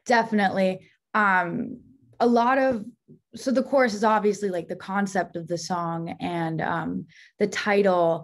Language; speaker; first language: English; native; English